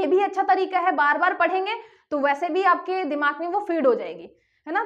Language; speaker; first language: Hindi; native; Hindi